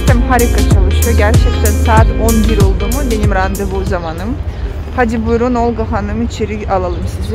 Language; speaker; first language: Turkish; non-native, fluent; Russian